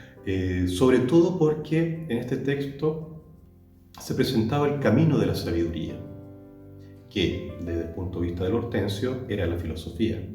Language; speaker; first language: Spanish; native; Spanish